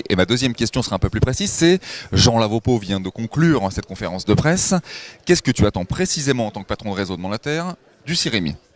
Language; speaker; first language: French; native; French